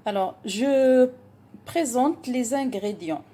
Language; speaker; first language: French; non-native, local second language; Arabic